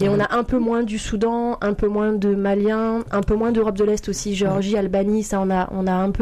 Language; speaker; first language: French; native; French